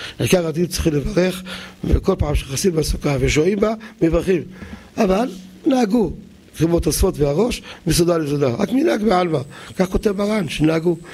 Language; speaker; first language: Hebrew; native; Hebrew